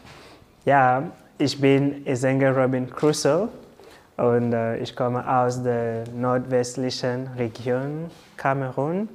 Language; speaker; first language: German; non-native, learner; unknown